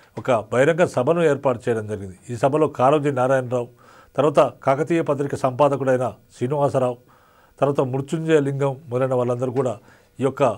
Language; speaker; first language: Telugu; native; Telugu